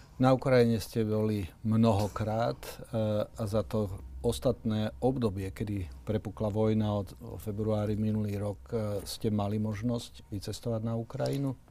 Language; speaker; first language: Slovak; native; Slovak